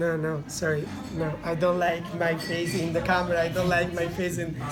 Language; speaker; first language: English; non-native, learner; Italian